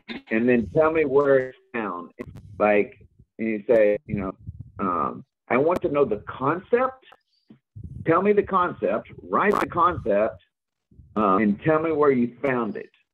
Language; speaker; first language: English; native; English